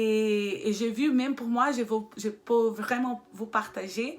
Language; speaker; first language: French; non-native, fluent; Portuguese